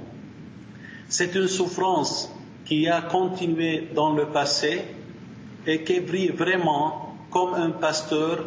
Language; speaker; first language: French; non-native, learner; Arabic